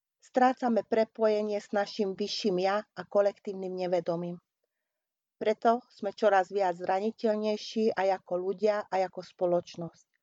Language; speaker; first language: Slovak; non-native, local second language; Hungarian